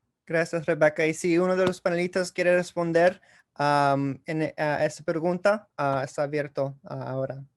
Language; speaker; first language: Spanish; early bilingual, heritage; English